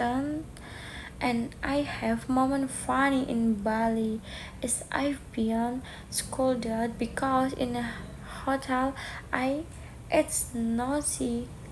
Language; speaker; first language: English; non-native, learner; Indonesian